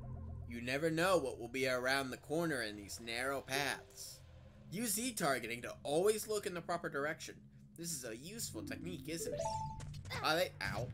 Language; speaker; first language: English; native; English